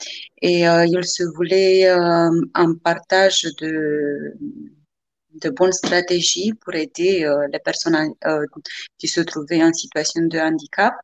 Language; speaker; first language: French; non-native, fluent; Romanian